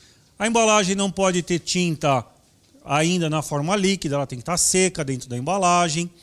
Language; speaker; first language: Portuguese; native; Portuguese